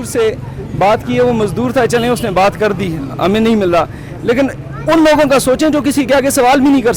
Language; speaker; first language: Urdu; non-native, local second language; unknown